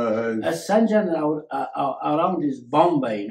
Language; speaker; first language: English; non-native, learner; Kurdish